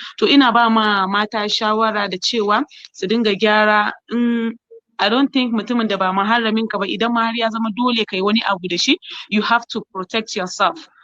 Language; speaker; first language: Hausa; non-native, local second language; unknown